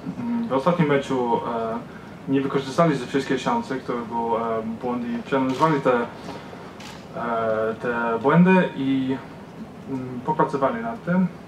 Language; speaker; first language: Polish; early bilingual, heritage; Polish